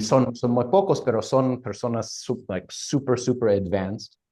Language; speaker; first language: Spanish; non-native, fluent; English